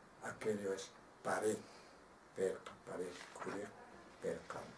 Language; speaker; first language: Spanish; non-native, local second language; Aymara